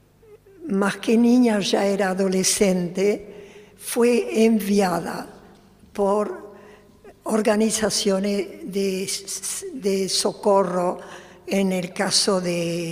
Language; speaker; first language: Spanish; early bilingual, other home language; Polish